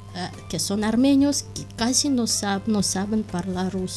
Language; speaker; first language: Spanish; non-native, learner; Russian